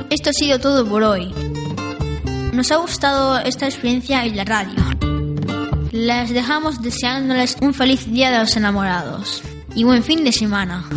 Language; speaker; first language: Spanish; native; Spanish